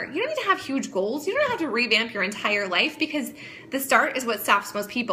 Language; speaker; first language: English; native; English